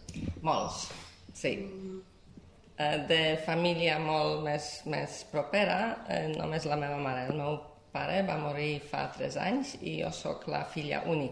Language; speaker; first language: Catalan; non-native, fluent; Polish